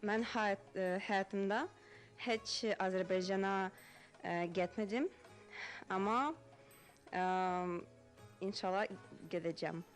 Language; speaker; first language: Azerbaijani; non-native, learner; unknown